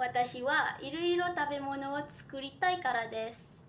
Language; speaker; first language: Japanese; non-native, learner; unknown